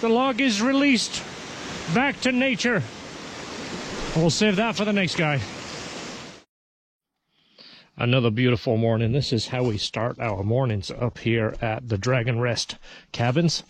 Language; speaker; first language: English; native; English